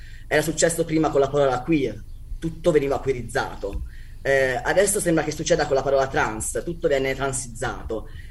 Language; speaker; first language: Italian; native; Italian